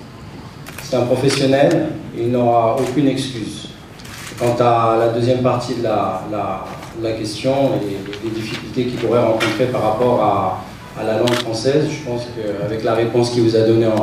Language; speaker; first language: French; non-native, local second language; Arabic